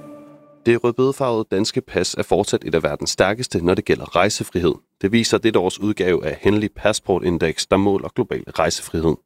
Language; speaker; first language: Danish; native; Danish